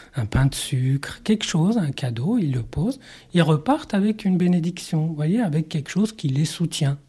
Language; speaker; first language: French; non-native, local second language; Arabic